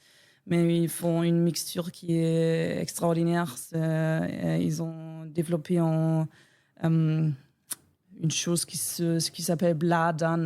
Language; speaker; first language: French; non-native, learner; German